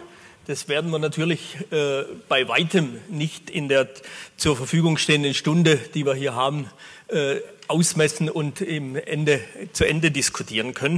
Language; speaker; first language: German; native; German